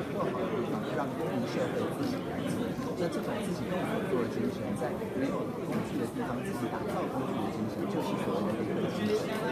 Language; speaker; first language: Chinese; native; Chinese